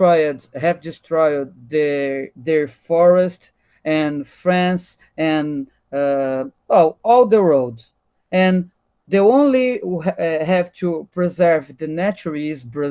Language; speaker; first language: English; non-native, learner; Portuguese